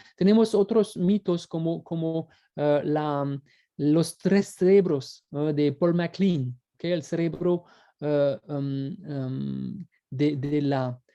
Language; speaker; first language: Spanish; non-native, fluent; French